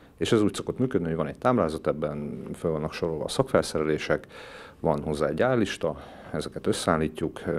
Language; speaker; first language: Hungarian; native; Hungarian